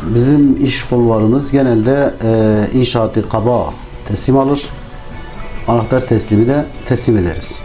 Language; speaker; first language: Turkish; native; Turkish